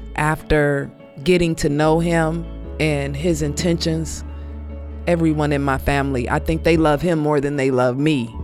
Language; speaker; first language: English; native; English